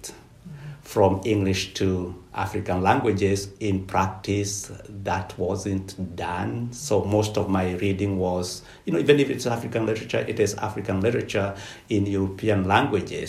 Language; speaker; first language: English; non-native, local second language; Kikuyu